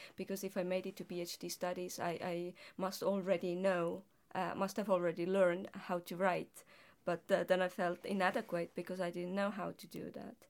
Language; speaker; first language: English; non-native, fluent; Estonian